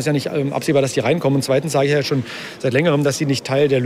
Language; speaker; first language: German; native; German